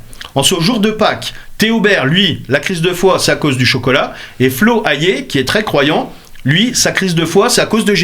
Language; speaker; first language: French; native; French